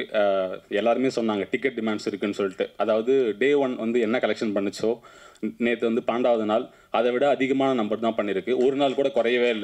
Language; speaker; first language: Tamil; native; Tamil